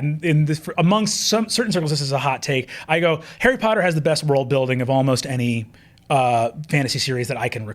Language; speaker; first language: English; native; English